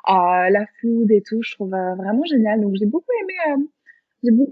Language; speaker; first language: French; native; French